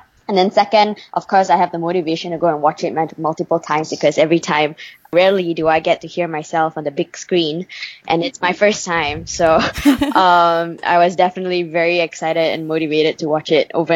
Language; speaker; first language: English; non-native, local second language; Chinese